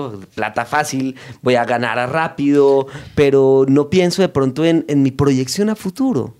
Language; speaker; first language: Spanish; native; Spanish